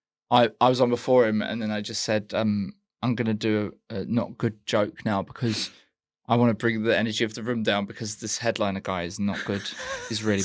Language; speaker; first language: English; native; English